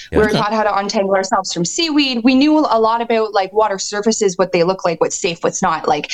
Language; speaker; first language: English; native; English